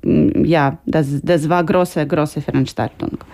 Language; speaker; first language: German; non-native, learner; Ukrainian